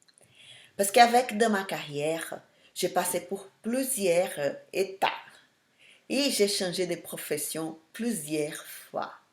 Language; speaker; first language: French; non-native, fluent; Portuguese